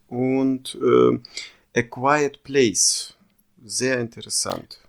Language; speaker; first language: German; early bilingual, other home language; Russian